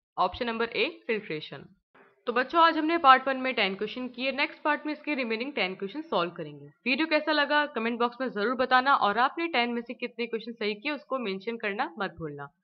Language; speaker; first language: Hindi; native; Hindi